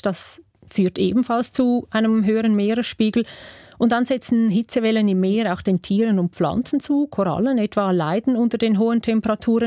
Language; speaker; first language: German; native; German